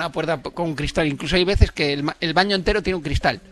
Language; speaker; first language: Spanish; native; Spanish